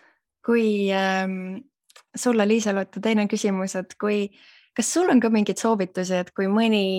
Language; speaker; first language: Estonian; native; Estonian